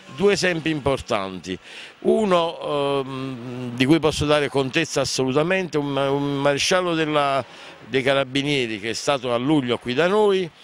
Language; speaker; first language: Italian; native; Italian